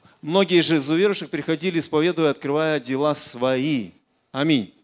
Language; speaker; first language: Russian; native; Russian